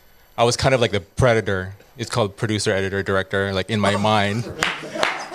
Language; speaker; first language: English; non-native, local second language; Cebuano